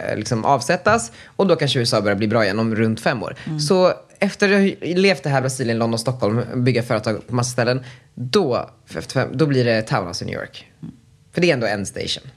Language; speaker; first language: Swedish; native; Swedish